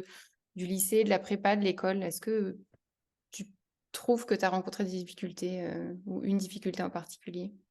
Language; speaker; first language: French; native; French